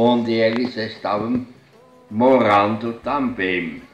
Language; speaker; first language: Portuguese; non-native, fluent; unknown